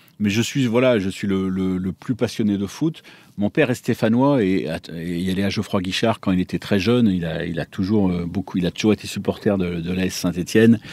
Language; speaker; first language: French; native; French